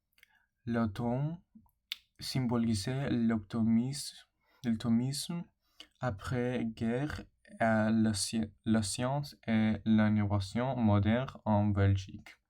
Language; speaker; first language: French; non-native, learner; English